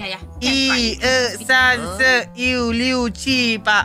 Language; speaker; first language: English; non-native, learner; Malay